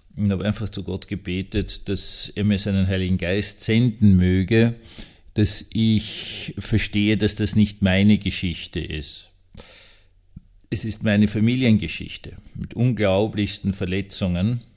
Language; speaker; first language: German; native; German